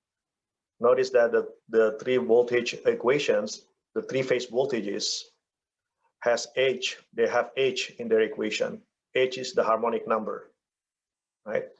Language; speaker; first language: English; non-native, fluent; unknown